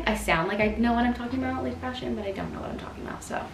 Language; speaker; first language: English; native; English